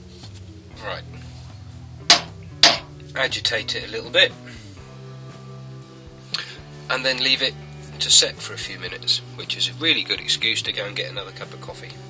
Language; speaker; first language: English; native; English